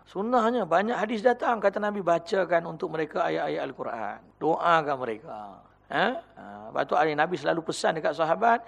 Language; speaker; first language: Malay; native; Malay